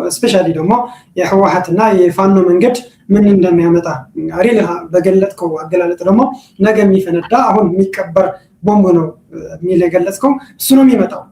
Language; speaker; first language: Amharic; non-native, local second language; Tigrinya